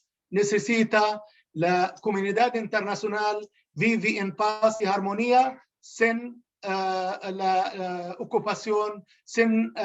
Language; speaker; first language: Spanish; non-native, learner; Arabic